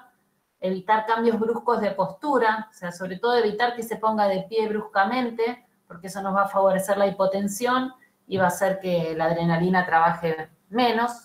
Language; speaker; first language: Spanish; native; Spanish